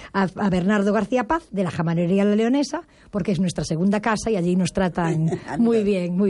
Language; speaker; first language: Spanish; native; Spanish